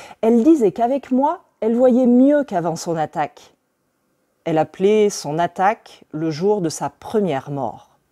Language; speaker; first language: French; native; French